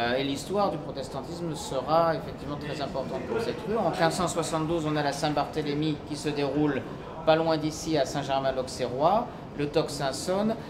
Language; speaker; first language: French; native; French